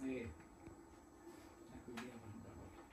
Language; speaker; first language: Finnish; native; Finnish